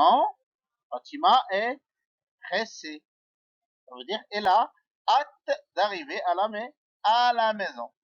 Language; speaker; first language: French; non-native, local second language; Arabic